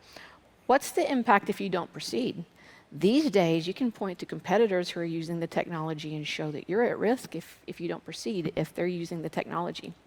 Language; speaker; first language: English; native; English